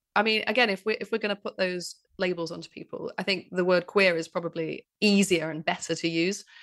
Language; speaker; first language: English; native; English